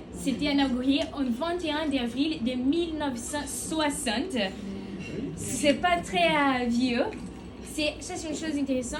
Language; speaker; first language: French; non-native, learner; Portuguese